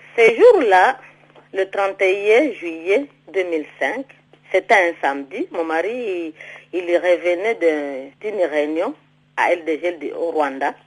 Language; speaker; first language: French; non-native, local second language; Swahili